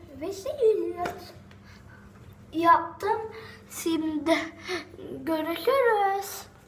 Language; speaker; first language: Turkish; non-native, learner; Dutch